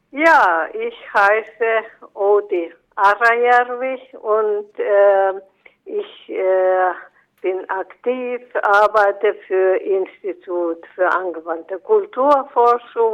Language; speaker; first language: German; non-native, fluent; Finnish